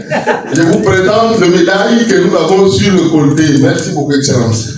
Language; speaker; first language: French; non-native, local second language; Lingala